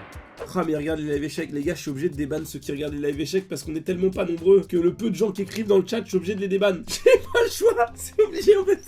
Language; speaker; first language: French; native; French